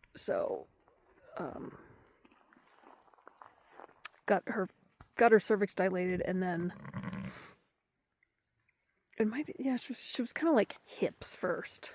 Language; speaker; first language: English; native; English